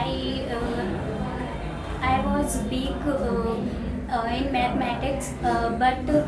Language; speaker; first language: English; non-native, learner; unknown